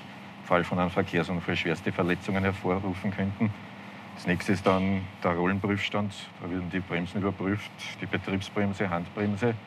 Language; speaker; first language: German; native; German